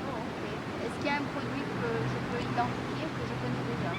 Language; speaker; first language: French; native; French